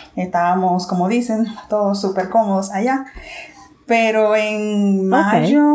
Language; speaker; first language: Spanish; native; Spanish